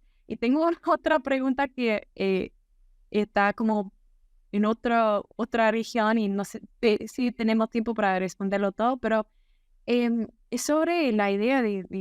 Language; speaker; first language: Spanish; non-native, fluent; English